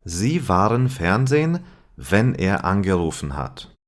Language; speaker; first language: German; non-native, fluent; English